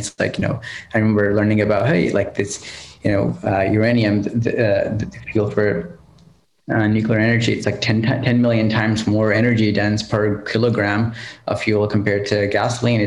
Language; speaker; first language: English; non-native, local second language; Telugu